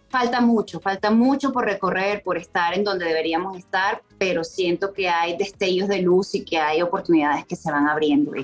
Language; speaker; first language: Spanish; native; Spanish